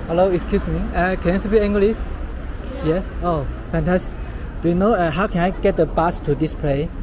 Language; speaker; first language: English; non-native, learner; Chinese